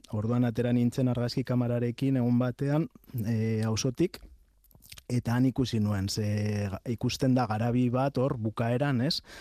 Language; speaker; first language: Basque; non-native, local second language; Spanish